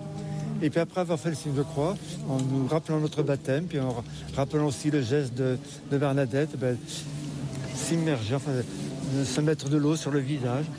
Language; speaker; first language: French; native; French